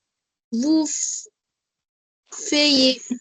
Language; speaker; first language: French; non-native, learner; Arabic